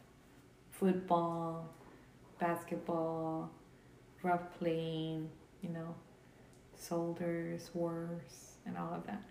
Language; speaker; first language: English; early bilingual, other home language; Spanish